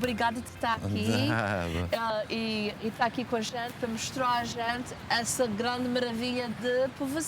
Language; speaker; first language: Portuguese; early bilingual, heritage; Portuguese